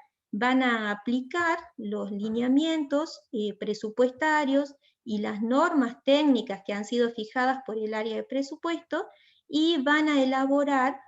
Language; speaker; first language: Spanish; native; Spanish